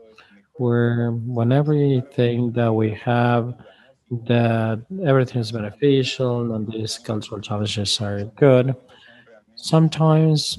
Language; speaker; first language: English; non-native, fluent; Spanish